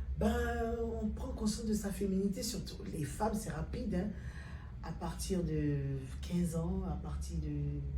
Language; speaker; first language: French; native; French